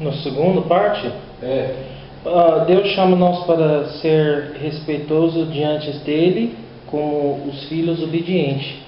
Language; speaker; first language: Portuguese; non-native, learner; English